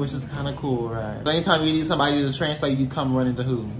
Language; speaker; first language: English; native; English